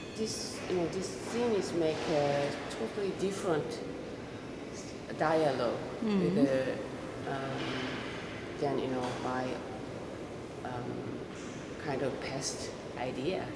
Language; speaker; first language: English; non-native, learner; Korean